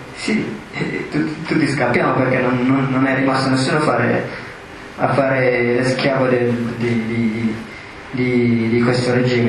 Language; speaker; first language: Italian; non-native, fluent; Tigrinya